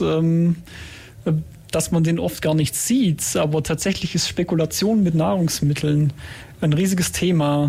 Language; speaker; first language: German; native; German